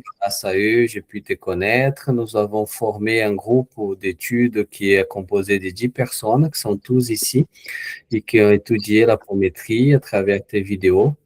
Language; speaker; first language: French; non-native, fluent; Portuguese